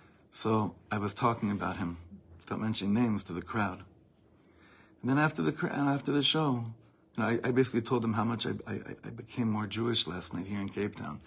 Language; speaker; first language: English; native; English